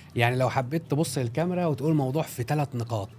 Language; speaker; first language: Arabic; native; Arabic